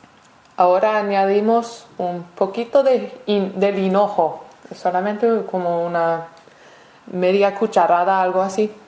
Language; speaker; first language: Spanish; non-native, fluent; English